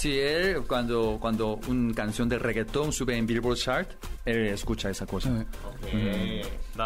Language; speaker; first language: Spanish; non-native, learner; Korean